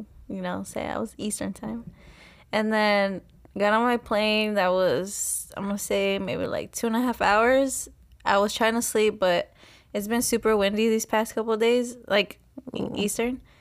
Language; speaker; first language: English; native; English